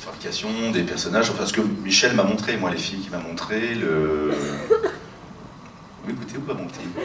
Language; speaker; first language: French; native; French